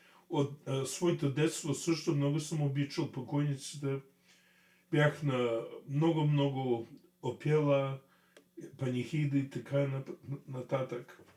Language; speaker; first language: Bulgarian; non-native, fluent; English